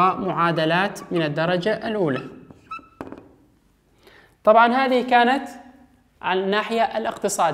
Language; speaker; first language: Arabic; non-native, local second language; Kurdish